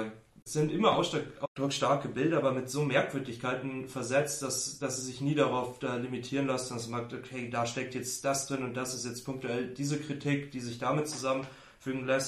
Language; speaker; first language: German; native; German